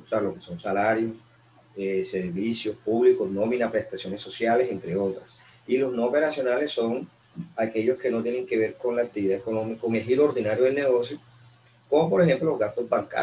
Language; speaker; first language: Spanish; native; Spanish